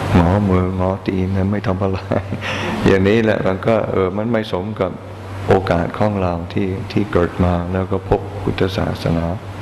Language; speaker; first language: Thai; non-native, fluent; English